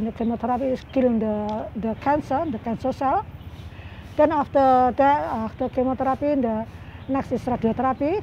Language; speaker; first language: English; non-native, learner; Indonesian